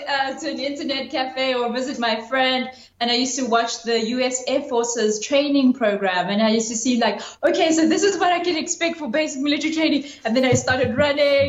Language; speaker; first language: English; non-native, local second language; Zulu